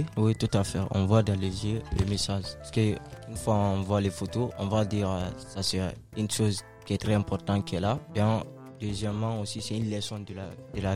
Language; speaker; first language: French; non-native, local second language; Fula